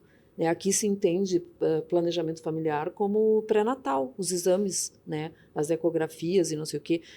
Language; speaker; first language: Portuguese; native; Portuguese